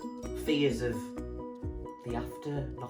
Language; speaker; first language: English; native; English